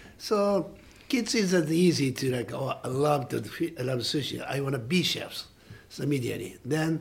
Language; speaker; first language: English; non-native, learner; Japanese